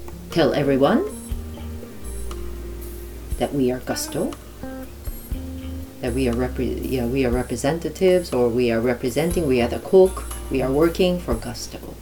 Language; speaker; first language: English; native; English